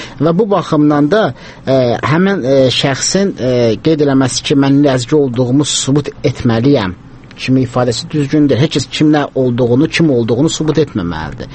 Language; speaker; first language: Azerbaijani; native; Azerbaijani